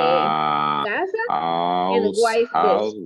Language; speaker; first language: English; non-native, learner; Spanish